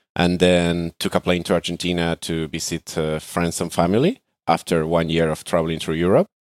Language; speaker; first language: English; non-native, fluent; Spanish